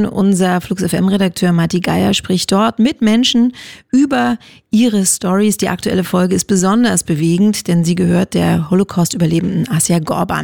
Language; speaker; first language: German; native; German